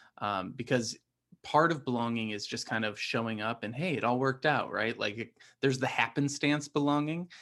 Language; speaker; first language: English; native; English